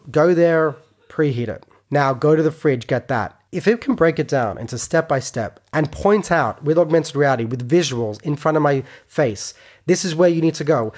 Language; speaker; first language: English; non-native, fluent; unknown